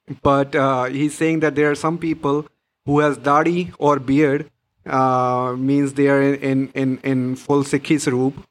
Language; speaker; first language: English; non-native, local second language; Punjabi